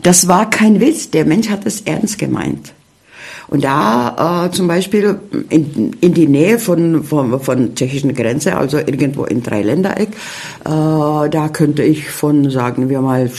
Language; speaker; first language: German; early bilingual, heritage; Czech